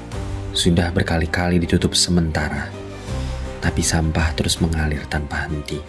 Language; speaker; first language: Indonesian; native; Indonesian